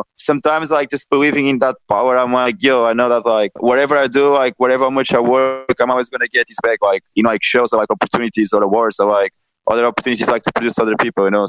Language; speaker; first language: English; non-native, fluent; Portuguese